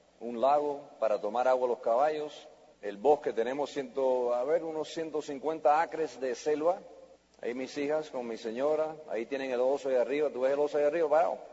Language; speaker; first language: Spanish; early bilingual, heritage; Spanish